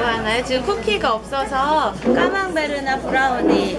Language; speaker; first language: Korean; native; Korean